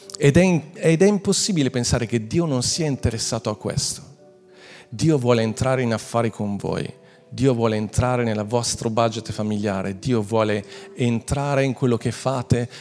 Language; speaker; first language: Italian; native; Italian